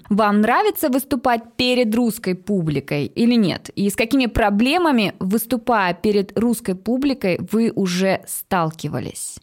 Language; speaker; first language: Russian; native; Russian